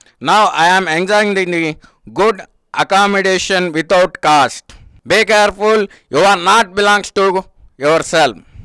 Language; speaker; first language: English; non-native, local second language; Telugu